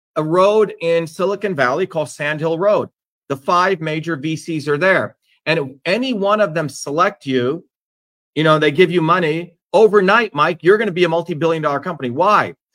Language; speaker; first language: English; non-native, local second language; Tamil